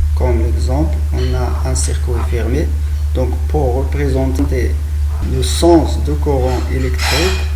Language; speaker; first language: French; non-native, local second language; Arabic